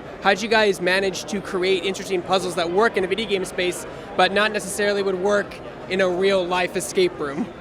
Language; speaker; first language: English; native; English